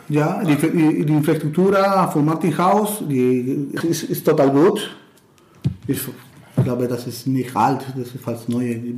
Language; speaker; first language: German; non-native, learner; Spanish